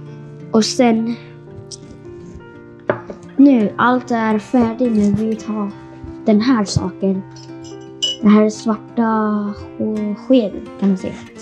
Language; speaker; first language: Swedish; non-native, fluent; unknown